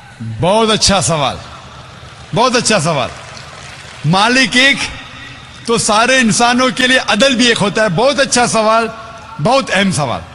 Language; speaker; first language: Hindi; non-native, local second language; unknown